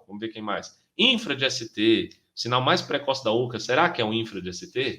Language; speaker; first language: Portuguese; native; Portuguese